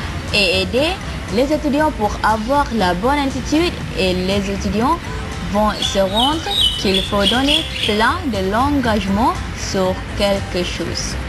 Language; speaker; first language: French; non-native, learner; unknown